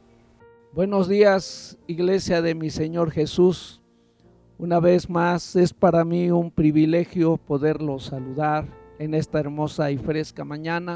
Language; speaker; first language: Spanish; native; Spanish